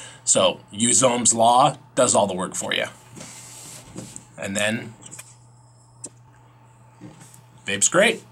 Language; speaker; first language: English; native; English